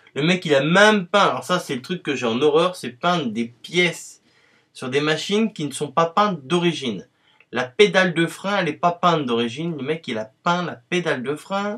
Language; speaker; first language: French; native; French